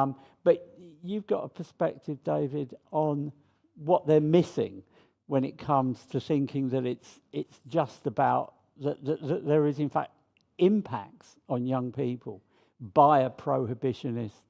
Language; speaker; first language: English; native; English